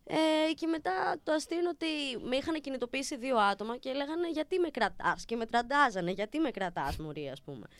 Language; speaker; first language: Greek; native; Greek